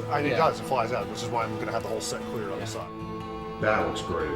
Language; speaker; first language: English; native; English